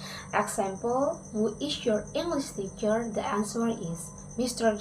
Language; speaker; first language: English; non-native, learner; Indonesian